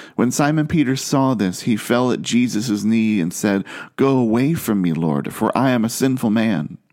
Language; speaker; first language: English; native; English